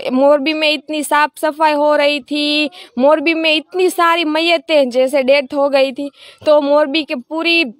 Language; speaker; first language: Hindi; non-native, local second language; Gujarati